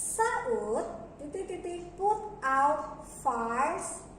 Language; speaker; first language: English; non-native, learner; Indonesian